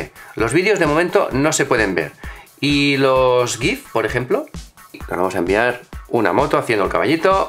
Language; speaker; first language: Spanish; native; Spanish